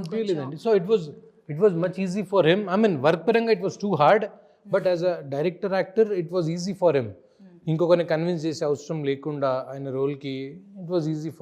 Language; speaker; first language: Telugu; native; Telugu